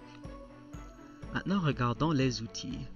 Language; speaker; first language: French; non-native, local second language; English